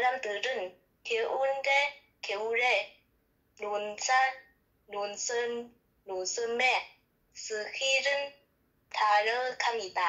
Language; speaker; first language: Korean; non-native, learner; Vietnamese